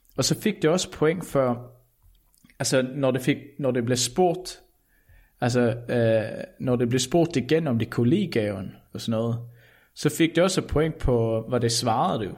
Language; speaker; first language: Danish; native; Danish